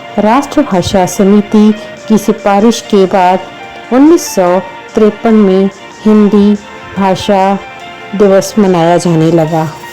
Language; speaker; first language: Hindi; non-native, local second language; Sindhi